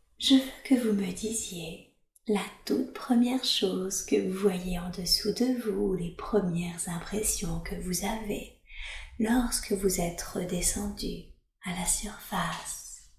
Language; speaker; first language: French; native; French